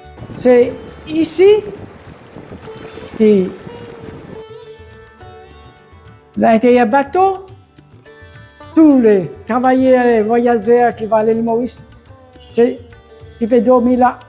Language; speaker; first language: French; non-native, local second language; Morisyen